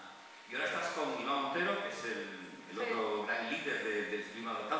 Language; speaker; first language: Spanish; native; Spanish